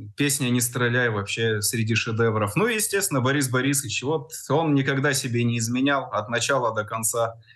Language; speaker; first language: Russian; native; Russian